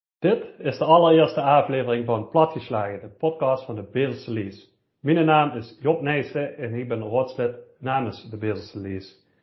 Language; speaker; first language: Dutch; native; Dutch